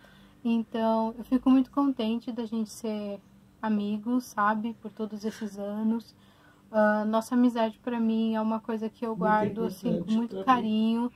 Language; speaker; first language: Portuguese; native; Portuguese